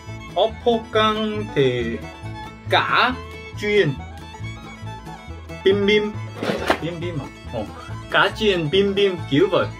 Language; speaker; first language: Vietnamese; non-native, learner; Korean